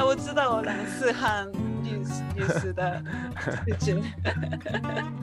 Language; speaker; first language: Chinese; non-native, learner; Japanese